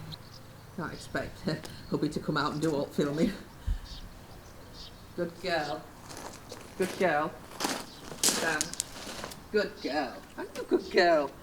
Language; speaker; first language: English; native; English